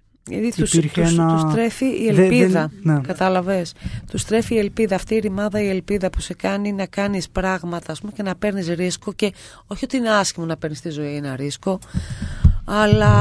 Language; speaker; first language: Greek; native; Greek